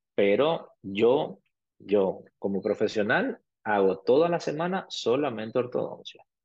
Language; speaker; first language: Spanish; early bilingual, other home language; Arabic